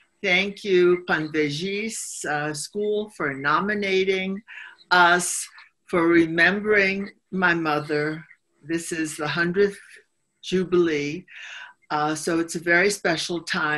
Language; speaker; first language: English; native; English